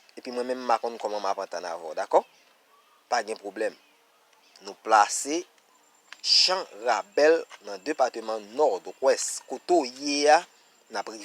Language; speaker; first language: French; non-native, learner; Haitian Creole